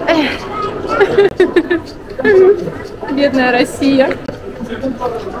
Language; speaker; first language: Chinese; non-native, learner; Russian